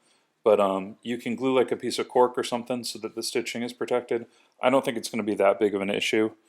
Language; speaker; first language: English; native; English